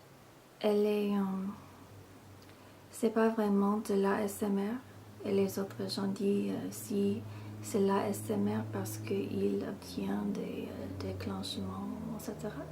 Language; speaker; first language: French; non-native, fluent; English